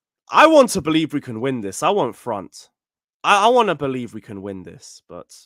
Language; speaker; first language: English; native; English